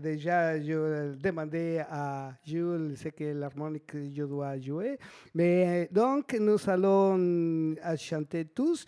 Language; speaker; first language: French; non-native, learner; Spanish